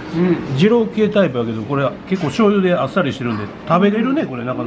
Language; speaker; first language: Japanese; native; Japanese